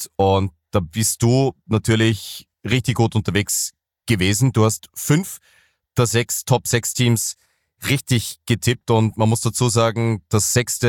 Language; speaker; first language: German; native; German